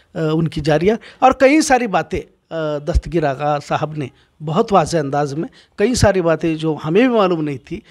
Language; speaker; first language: Hindi; non-native, local second language; Urdu